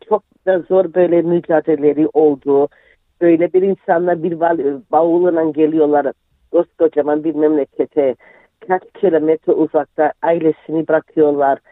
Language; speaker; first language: Turkish; early bilingual, heritage; Turkish